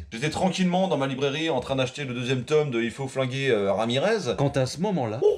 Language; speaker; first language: French; native; French